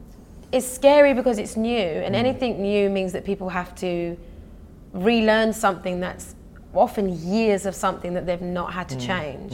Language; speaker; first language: English; native; English